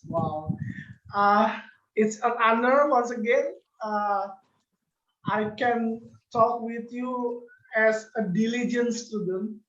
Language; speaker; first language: English; non-native, learner; Indonesian